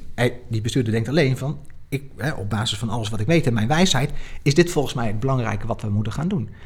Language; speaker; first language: Dutch; native; Dutch